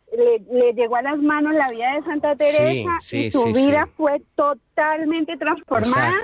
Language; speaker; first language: Spanish; native; Spanish